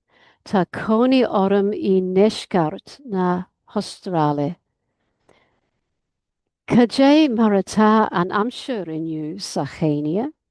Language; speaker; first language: Irish; non-native, learner; English